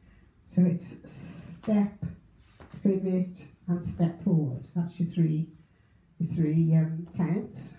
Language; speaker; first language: English; native; English